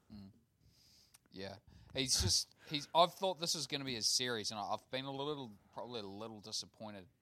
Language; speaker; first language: English; native; English